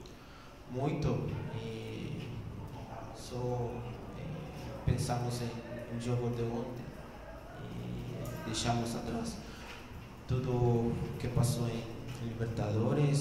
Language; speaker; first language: Portuguese; non-native, learner; Spanish